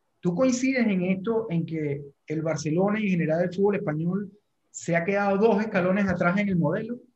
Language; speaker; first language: Spanish; native; Spanish